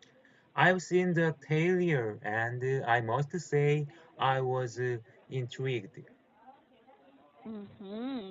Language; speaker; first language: English; non-native, learner; Korean